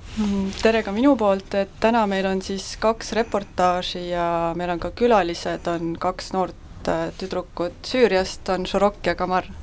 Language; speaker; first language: Estonian; native; Estonian